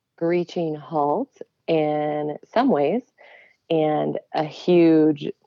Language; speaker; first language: English; native; English